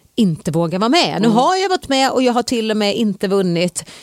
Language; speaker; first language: Swedish; native; Swedish